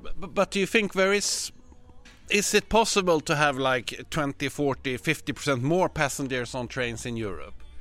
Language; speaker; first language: English; non-native, fluent; Swedish